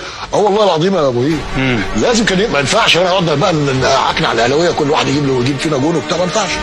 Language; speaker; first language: Arabic; native; Arabic